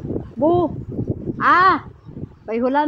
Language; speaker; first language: German; non-native, learner; Cebuano